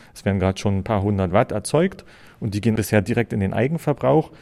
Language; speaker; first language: German; native; German